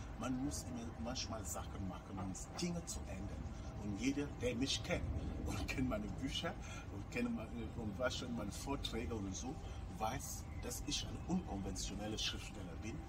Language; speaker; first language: German; non-native, fluent; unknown